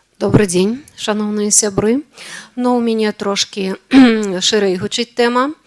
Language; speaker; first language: Belarusian; native; Belarusian